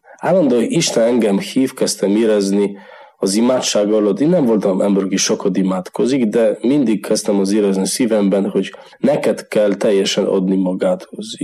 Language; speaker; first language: Hungarian; non-native, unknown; Polish